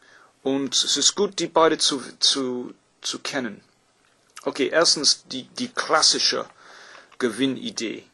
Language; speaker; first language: German; non-native, fluent; English